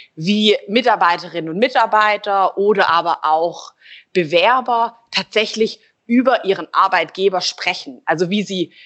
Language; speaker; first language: German; native; German